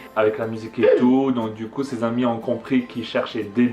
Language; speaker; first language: French; native; French